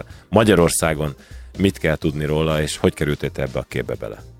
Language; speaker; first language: Hungarian; native; Hungarian